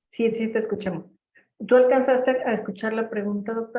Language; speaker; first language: Spanish; native; Spanish